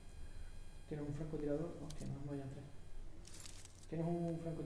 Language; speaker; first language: Spanish; native; Spanish